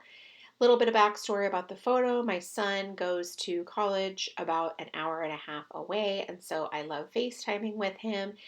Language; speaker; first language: English; native; English